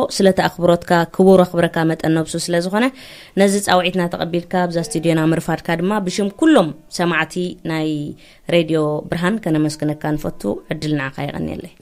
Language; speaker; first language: Tigrinya; native; Tigrinya